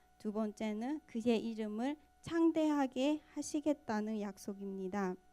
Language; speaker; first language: Korean; non-native, fluent; Burmese